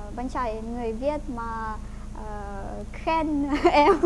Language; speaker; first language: Vietnamese; non-native, fluent; Ukrainian